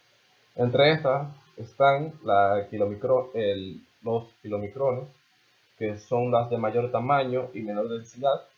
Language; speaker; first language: Spanish; native; Spanish